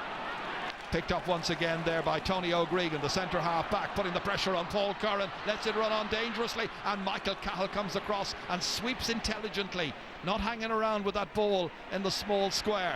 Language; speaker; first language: English; native; English